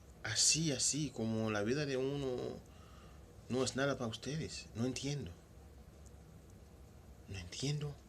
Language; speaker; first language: Spanish; non-native, local second language; Haitian Creole